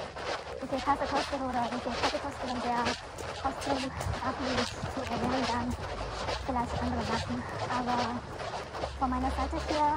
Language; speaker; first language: German; non-native, learner; Chinese